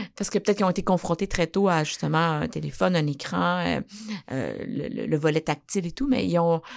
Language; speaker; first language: French; native; French